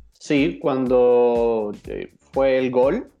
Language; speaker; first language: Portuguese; non-native, learner; Spanish